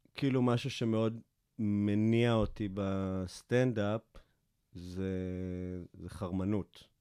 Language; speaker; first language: Hebrew; native; Hebrew